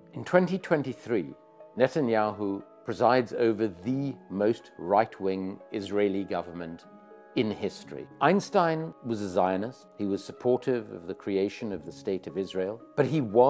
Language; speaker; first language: English; native; English